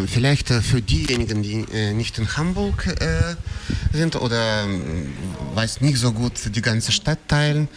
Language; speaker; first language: German; non-native, fluent; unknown